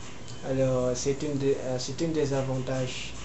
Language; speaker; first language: French; non-native, learner; Filipino